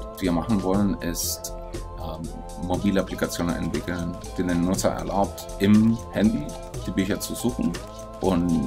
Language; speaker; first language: German; non-native, fluent; Spanish